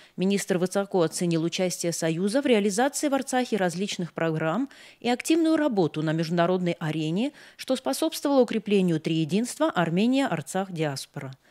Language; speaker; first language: Russian; non-native, local second language; Armenian